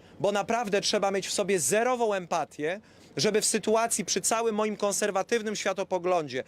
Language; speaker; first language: Polish; native; Polish